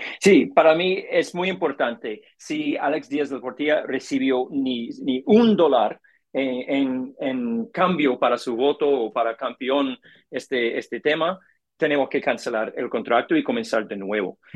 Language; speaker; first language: Spanish; non-native, learner; English